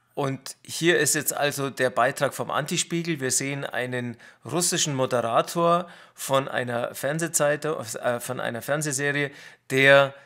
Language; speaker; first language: German; native; German